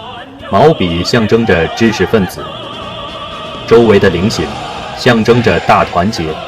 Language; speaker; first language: Chinese; native; Chinese